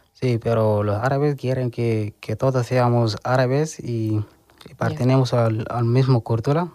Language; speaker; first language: Spanish; non-native, learner; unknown